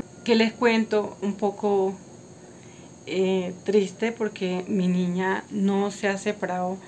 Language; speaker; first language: Spanish; native; Spanish